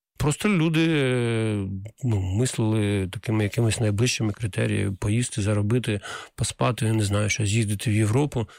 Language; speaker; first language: Ukrainian; non-native, local second language; Russian